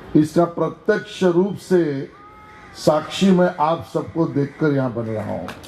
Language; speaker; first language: Hindi; non-native, local second language; Marathi